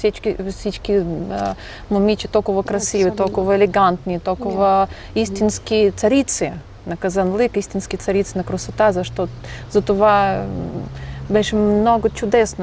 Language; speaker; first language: Bulgarian; non-native, fluent; Russian